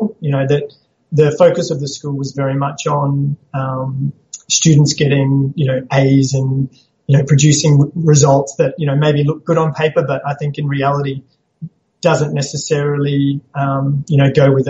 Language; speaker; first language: English; native; English